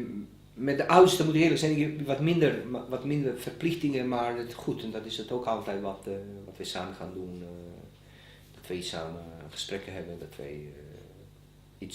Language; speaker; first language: Dutch; non-native, fluent; Bosnian